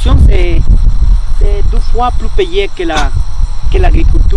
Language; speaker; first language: French; non-native, learner; Spanish